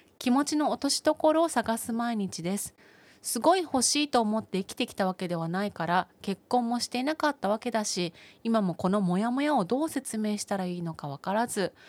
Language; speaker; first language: Japanese; native; Japanese